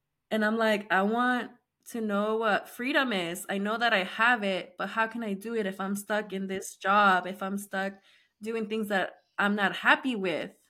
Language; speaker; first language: English; early bilingual, other home language; Spanish